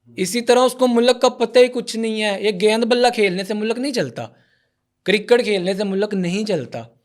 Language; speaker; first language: Urdu; non-native, local second language; Punjabi